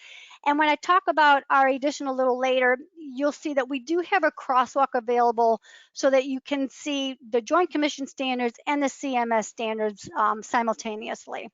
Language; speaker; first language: English; native; English